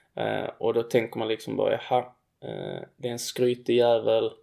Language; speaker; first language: Swedish; native; Swedish